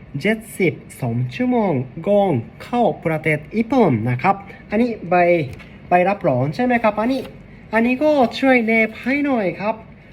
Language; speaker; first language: Thai; non-native, learner; Japanese